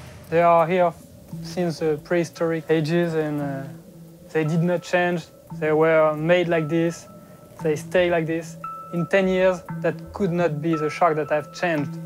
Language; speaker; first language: English; non-native, fluent; French